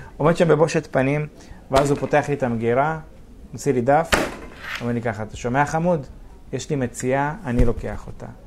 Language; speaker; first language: Hebrew; early bilingual, other home language; Russian